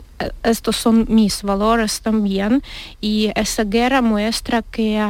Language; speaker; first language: Spanish; non-native, learner; Ukrainian